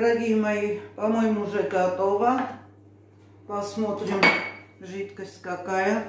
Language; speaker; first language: Russian; non-native, fluent; Armenian